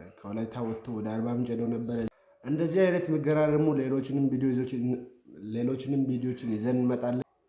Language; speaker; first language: Amharic; non-native, local second language; Wolaytta